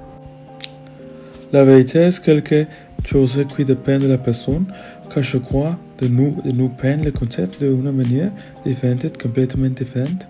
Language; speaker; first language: French; non-native, learner; Spanish